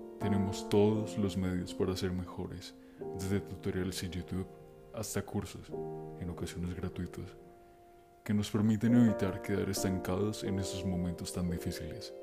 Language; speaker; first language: Spanish; native; Spanish